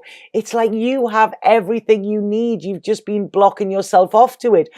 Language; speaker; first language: English; native; English